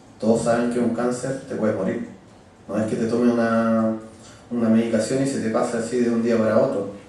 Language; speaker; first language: Spanish; native; Spanish